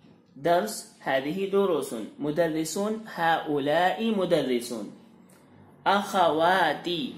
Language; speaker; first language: Arabic; non-native, fluent; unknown